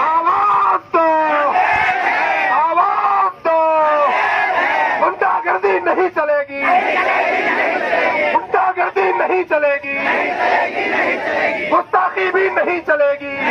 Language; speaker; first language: Hindi; native; Hindi